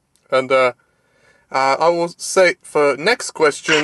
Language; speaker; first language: English; native; English